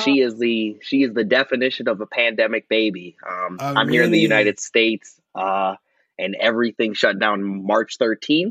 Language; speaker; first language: English; native; English